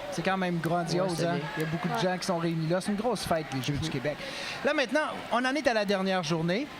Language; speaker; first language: French; native; French